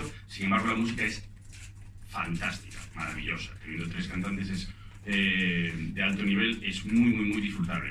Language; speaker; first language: Spanish; native; Spanish